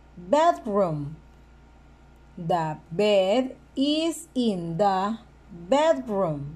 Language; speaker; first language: English; non-native, fluent; Spanish